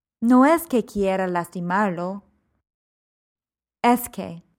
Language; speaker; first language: Spanish; non-native, fluent; English